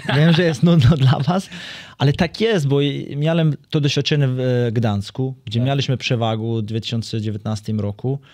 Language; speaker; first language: Polish; non-native, fluent; Serbian